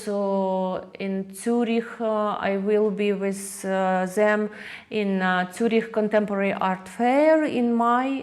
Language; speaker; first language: English; non-native, learner; Russian